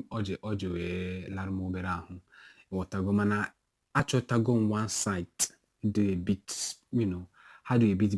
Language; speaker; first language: Igbo; non-native, local second language; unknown